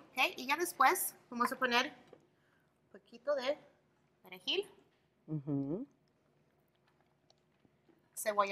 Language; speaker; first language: Spanish; early bilingual, heritage; Spanish